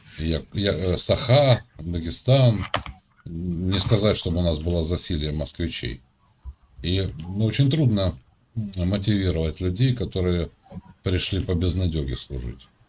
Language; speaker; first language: Russian; native; Russian